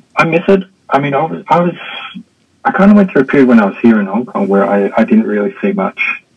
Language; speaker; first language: English; native; English